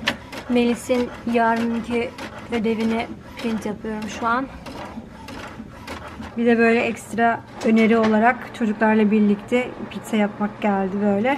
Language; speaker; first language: Turkish; early bilingual, heritage; Turkish